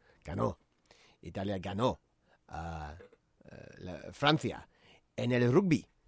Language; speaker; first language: Spanish; non-native, learner; English